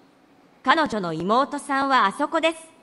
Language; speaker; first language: Japanese; non-native, learner; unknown